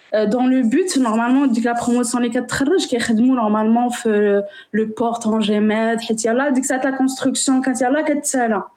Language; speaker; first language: French; non-native, local second language; Arabic